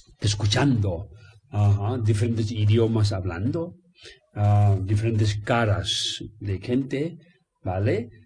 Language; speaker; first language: Spanish; non-native, learner; Tibetan